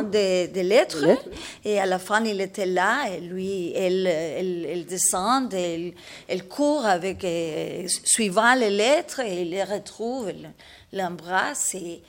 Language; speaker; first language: French; non-native, learner; Spanish